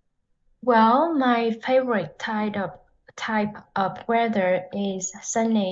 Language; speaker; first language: English; non-native, learner; Vietnamese